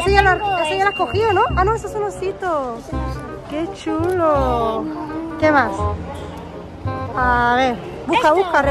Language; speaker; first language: Spanish; native; Spanish